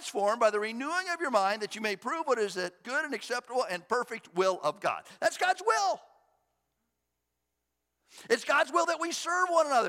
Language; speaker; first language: English; native; English